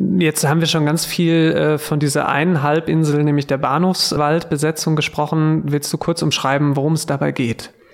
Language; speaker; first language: German; native; German